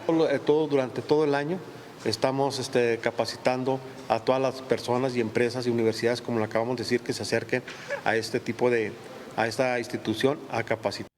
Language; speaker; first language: Spanish; native; Spanish